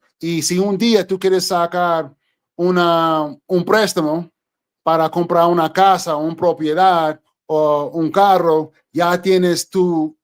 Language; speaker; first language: Spanish; non-native, fluent; English